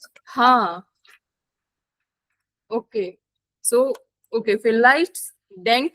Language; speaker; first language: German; non-native, fluent; Hindi